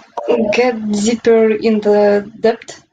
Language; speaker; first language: English; non-native, learner; Russian